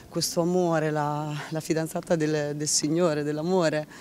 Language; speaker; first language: Italian; native; Italian